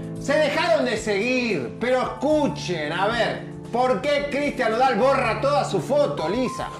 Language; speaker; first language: Spanish; native; Spanish